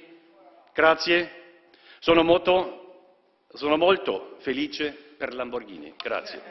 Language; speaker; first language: Italian; non-native, learner; German